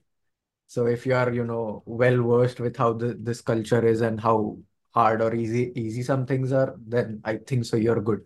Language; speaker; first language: English; non-native, local second language; Marathi